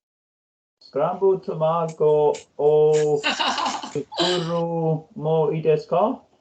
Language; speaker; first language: Japanese; non-native, learner; English